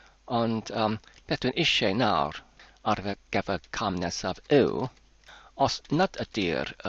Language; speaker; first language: Welsh; non-native, learner; English